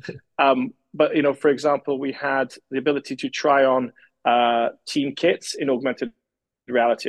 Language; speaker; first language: English; native; English